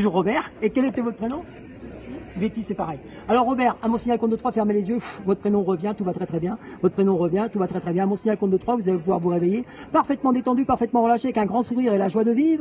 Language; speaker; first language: French; native; French